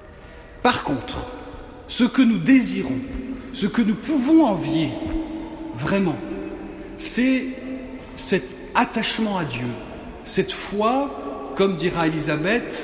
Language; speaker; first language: French; native; French